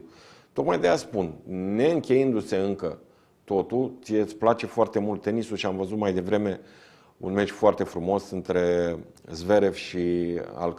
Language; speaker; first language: Romanian; native; Romanian